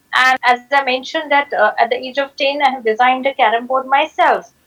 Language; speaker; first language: English; non-native, local second language; Marathi